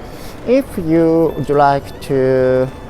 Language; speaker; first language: English; non-native, learner; Japanese